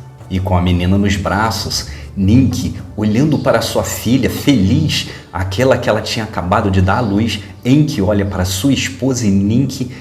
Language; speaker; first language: Portuguese; native; Portuguese